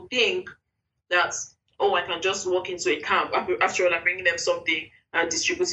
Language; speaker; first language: English; non-native, local second language; Yoruba